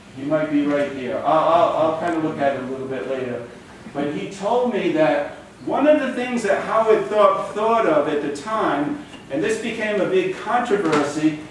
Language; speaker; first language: English; native; English